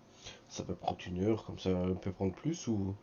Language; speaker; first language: French; native; French